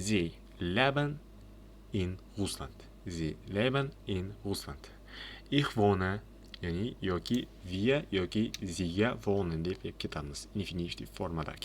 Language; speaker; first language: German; non-native, learner; Uzbek